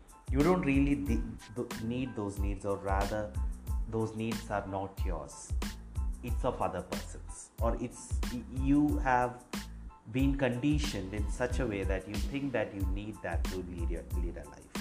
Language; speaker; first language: English; non-native, local second language; Malayalam